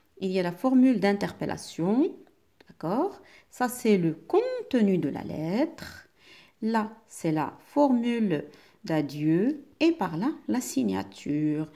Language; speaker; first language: French; non-native, local second language; Arabic